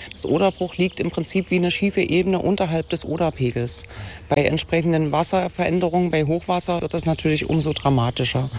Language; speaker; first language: German; native; German